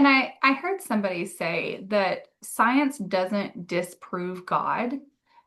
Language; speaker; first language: English; native; English